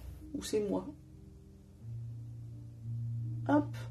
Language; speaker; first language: French; native; French